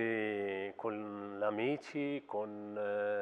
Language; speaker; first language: Italian; non-native, fluent; Arabic